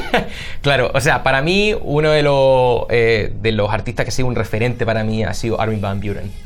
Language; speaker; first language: Spanish; native; Spanish